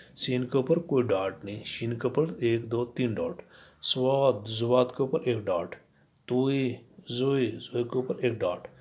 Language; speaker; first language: Urdu; native; Urdu